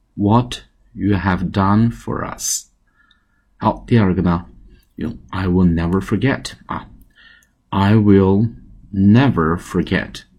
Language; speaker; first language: English; non-native, fluent; Chinese